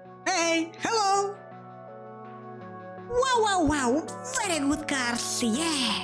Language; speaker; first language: English; non-native, learner; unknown